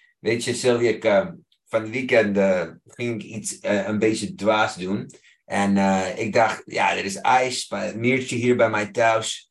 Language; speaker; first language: Dutch; non-native, fluent; English